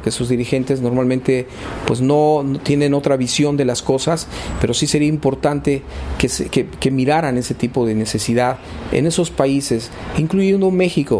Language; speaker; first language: Spanish; native; Spanish